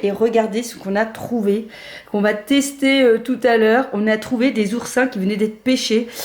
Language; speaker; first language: French; native; French